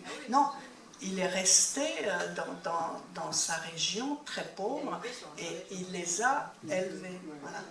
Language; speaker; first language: French; non-native, fluent; Czech